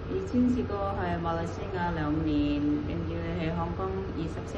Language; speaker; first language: Cantonese; non-native, fluent; Indonesian